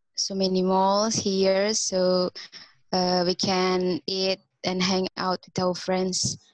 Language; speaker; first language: English; non-native, fluent; Indonesian